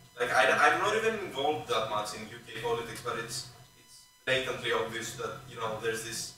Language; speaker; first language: English; non-native, fluent; Greek